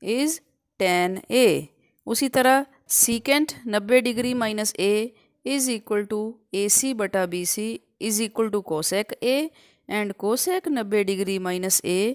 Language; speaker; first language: Hindi; non-native, local second language; Punjabi